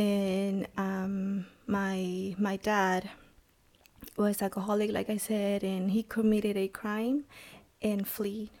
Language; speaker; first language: English; non-native, fluent; Spanish